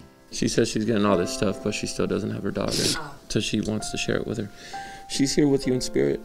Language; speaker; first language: English; native; English